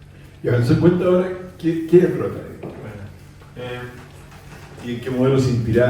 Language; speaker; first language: Spanish; native; Spanish